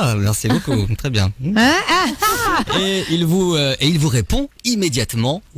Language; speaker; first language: French; native; French